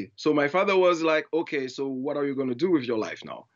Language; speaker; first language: English; non-native, fluent; French